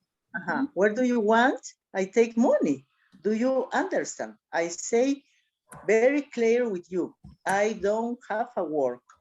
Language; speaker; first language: English; non-native, learner; Spanish